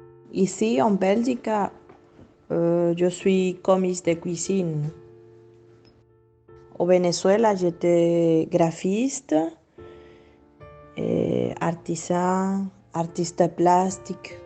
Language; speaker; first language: French; non-native, fluent; Spanish